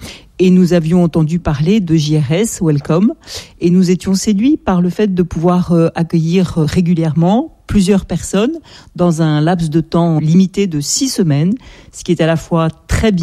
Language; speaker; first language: French; native; French